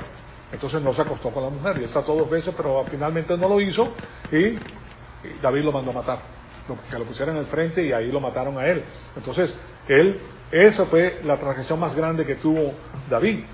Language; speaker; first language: Spanish; native; Spanish